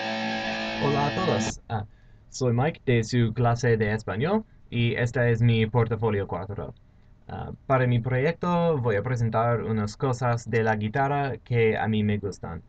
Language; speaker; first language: Spanish; non-native, learner; English